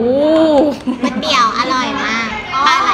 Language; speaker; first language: Thai; native; Thai